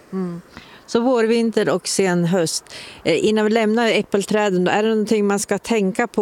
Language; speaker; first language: Swedish; native; Swedish